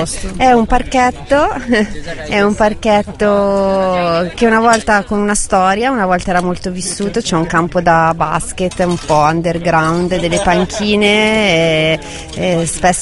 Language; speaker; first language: Italian; native; Italian